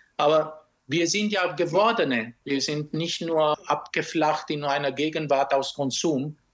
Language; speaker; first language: German; early bilingual, other home language; Romanian